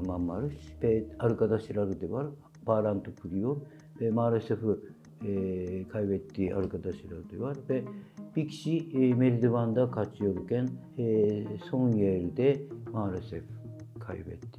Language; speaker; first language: Turkish; non-native, fluent; Japanese